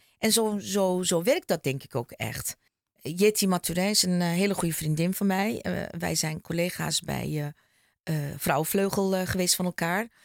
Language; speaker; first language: Dutch; early bilingual, other home language; Turkish